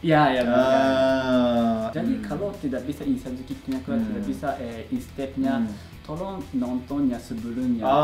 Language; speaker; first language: Indonesian; non-native, learner; Japanese